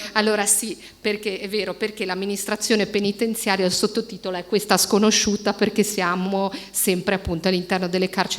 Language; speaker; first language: Italian; native; Italian